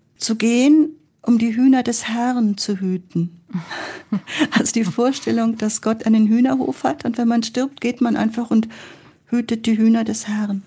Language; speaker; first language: German; native; German